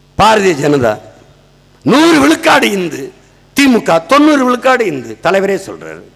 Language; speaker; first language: Tamil; native; Tamil